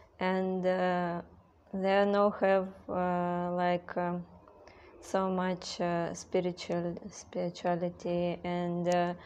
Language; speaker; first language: English; non-native, learner; Russian